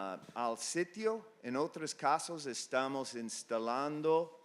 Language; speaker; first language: Spanish; non-native, fluent; English